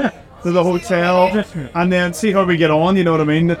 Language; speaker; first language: English; native; English